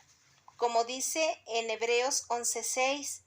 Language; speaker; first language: Spanish; native; Spanish